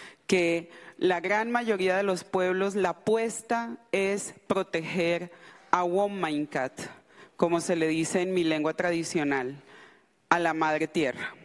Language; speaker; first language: Spanish; non-native, local second language; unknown